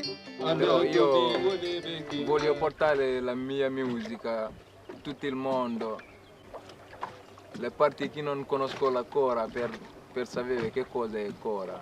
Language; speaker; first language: Italian; non-native, learner; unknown